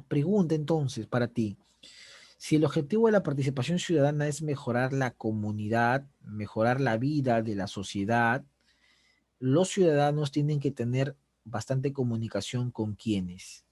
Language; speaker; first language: Spanish; native; Spanish